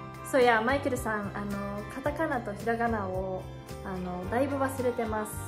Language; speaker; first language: Japanese; early bilingual, heritage; Japanese